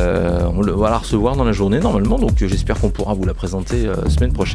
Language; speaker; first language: French; native; French